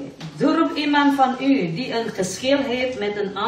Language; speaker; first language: Dutch; non-native, fluent; Indonesian